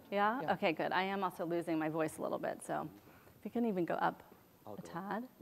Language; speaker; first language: English; native; English